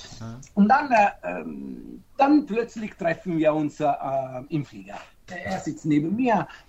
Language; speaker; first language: German; non-native, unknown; Italian